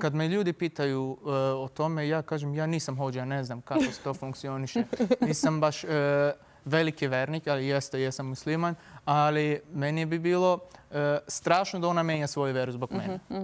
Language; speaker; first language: Serbian; non-native, fluent; Turkish